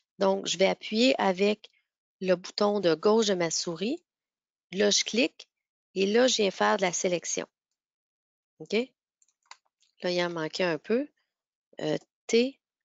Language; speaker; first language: French; native; French